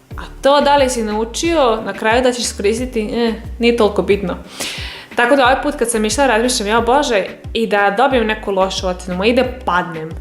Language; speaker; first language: Serbian; native; Serbian